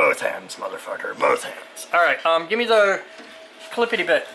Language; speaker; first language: English; native; English